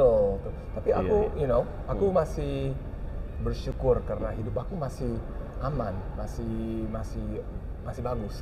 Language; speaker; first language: Indonesian; early bilingual, heritage; English